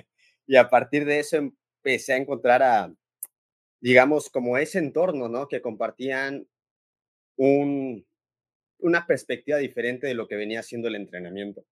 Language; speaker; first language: Spanish; native; Spanish